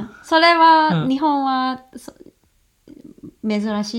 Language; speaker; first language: Japanese; non-native, fluent; Cantonese